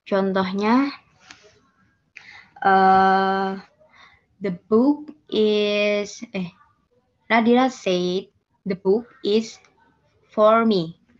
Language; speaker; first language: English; non-native, learner; Indonesian